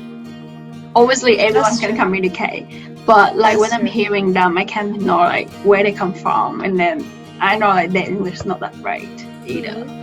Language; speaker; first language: English; non-native, fluent; Vietnamese